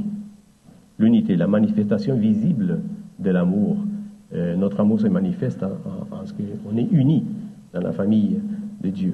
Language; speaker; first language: French; native; French